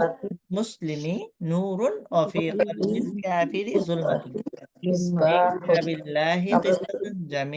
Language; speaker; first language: Arabic; non-native, fluent; Bangla